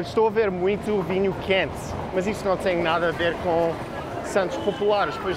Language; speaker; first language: Portuguese; native; Portuguese